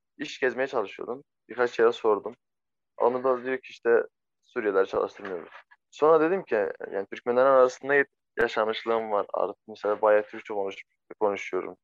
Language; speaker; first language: Turkish; non-native, fluent; Arabic